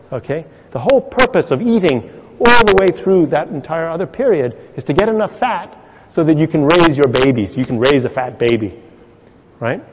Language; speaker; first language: English; native; English